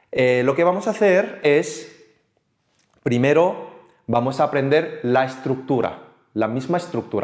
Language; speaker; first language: Spanish; non-native, fluent; Korean